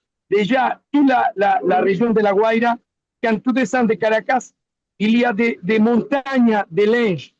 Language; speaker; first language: French; non-native, learner; Spanish